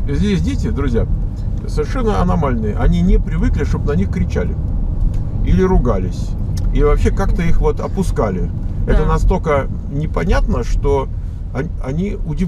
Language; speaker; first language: Russian; native; Russian